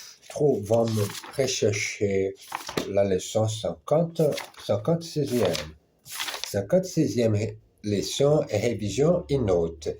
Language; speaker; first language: French; non-native, learner; Portuguese